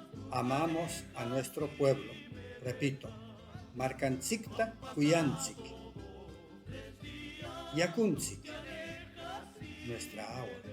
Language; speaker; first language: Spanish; non-native, local second language; Quechua